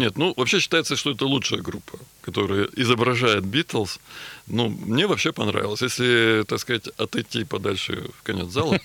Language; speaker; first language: Russian; native; Russian